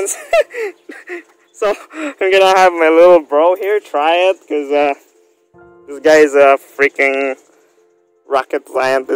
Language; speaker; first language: English; non-native, local second language; Filipino